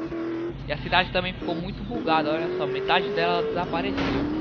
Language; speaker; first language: Portuguese; native; Portuguese